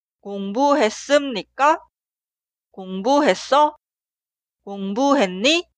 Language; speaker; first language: Korean; non-native, fluent; Spanish